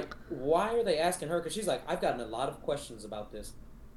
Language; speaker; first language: English; native; English